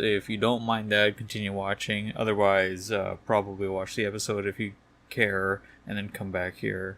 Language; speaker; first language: English; native; English